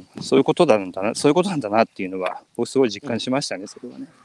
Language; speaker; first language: Japanese; native; Japanese